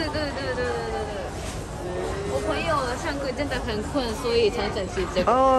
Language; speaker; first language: Chinese; non-native, learner; Japanese